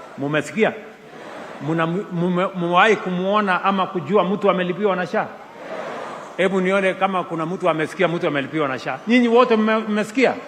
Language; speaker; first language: Swahili; non-native, local second language; Kalenjin